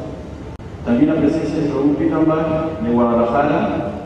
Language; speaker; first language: Spanish; native; Spanish